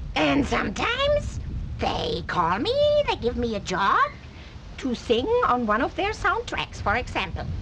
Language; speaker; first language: English; non-native, fluent; German